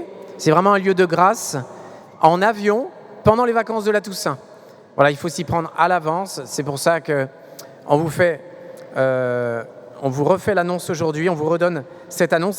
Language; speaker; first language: French; native; French